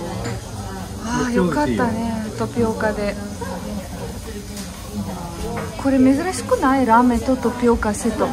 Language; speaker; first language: Japanese; non-native, fluent; Romanian